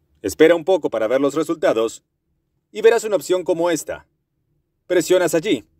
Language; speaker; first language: Spanish; native; Spanish